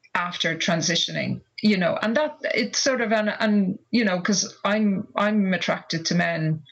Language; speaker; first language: English; native; English